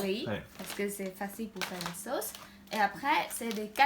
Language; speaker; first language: French; non-native, learner; Khmer